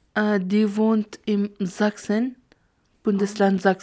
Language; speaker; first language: German; non-native, learner; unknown